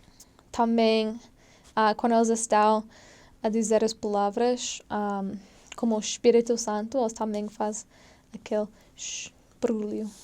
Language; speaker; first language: Portuguese; non-native, fluent; English